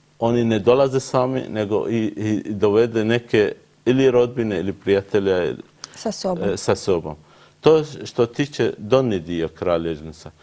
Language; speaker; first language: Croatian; non-native, learner; Arabic